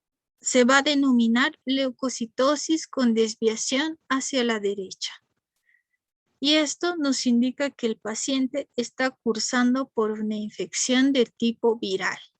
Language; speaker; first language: Spanish; native; Spanish